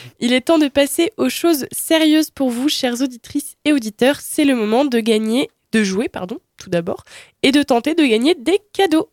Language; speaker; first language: French; native; French